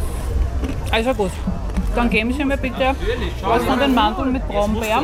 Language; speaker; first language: German; native; German